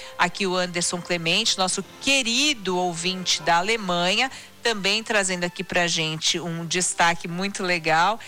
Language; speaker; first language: Portuguese; native; Portuguese